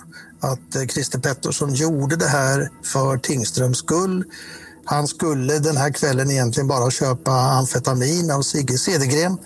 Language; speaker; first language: Swedish; native; Swedish